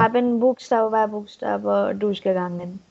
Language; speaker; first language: German; non-native, learner; Marathi